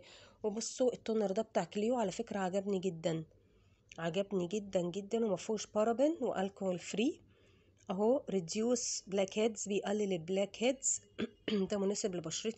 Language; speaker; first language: Arabic; native; Arabic